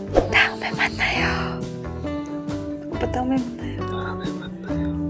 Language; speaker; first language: Korean; non-native, learner; Spanish